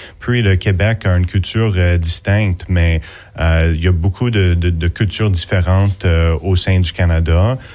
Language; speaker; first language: French; native; French